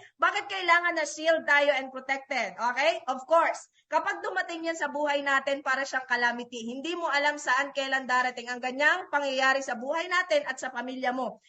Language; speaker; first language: Filipino; native; Filipino